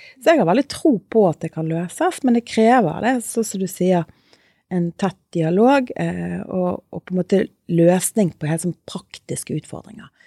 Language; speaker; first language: Norwegian; native; Norwegian